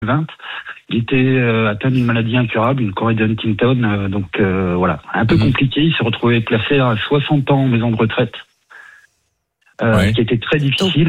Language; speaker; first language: French; native; French